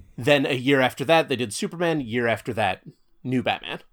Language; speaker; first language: English; native; English